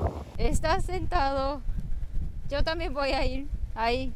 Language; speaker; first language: Spanish; non-native, learner; Japanese